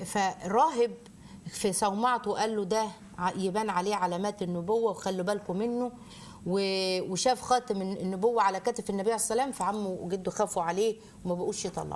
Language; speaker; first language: Arabic; native; Arabic